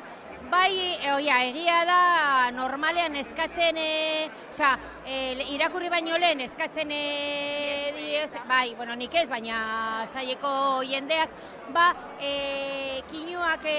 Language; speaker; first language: Basque; non-native, local second language; Spanish